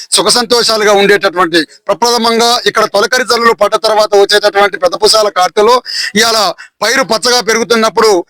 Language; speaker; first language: Telugu; non-native, local second language; Lambadi